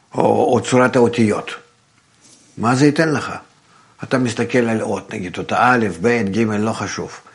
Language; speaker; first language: Hebrew; non-native, fluent; Russian